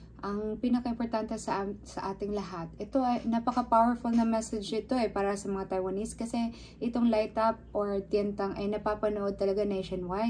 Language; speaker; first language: Filipino; non-native, local second language; Cebuano